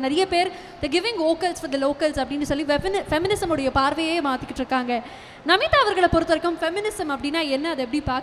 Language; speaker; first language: Tamil; native; Tamil